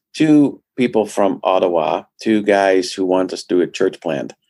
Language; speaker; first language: English; non-native, fluent; Dutch